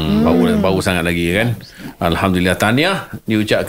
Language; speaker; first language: Malay; native; Malay